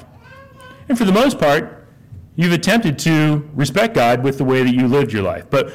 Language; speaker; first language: English; native; English